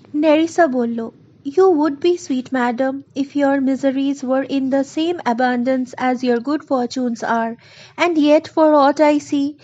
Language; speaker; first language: English; non-native, local second language; Bangla